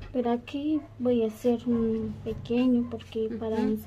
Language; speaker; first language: Spanish; non-native, local second language; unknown